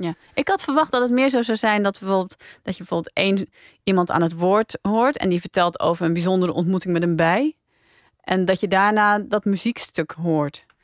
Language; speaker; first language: Dutch; native; Dutch